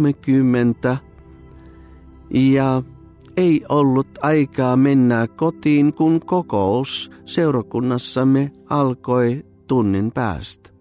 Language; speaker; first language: Finnish; non-native, fluent; Bulgarian